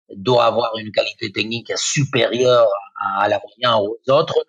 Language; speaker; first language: French; non-native, fluent; Spanish